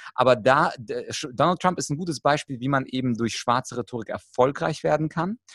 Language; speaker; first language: German; early bilingual, other home language; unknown